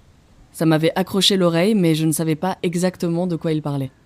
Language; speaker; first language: French; native; French